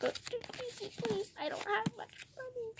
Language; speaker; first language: English; native; English